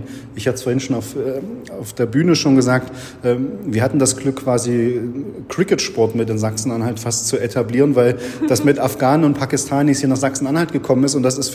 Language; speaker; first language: German; native; German